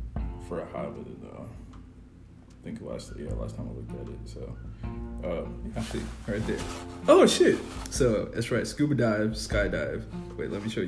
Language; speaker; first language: English; non-native, local second language; Yoruba